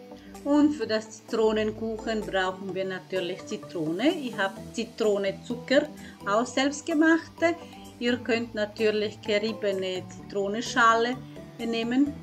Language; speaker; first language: German; non-native, fluent; Croatian